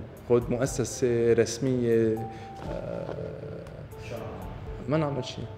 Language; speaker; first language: Arabic; native; Arabic